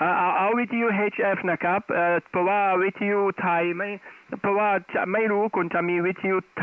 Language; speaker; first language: Thai; non-native, fluent; Dutch